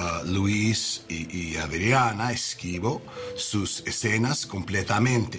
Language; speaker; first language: Spanish; non-native, learner; English